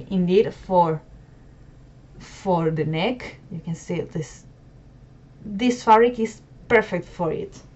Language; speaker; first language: English; non-native, fluent; Spanish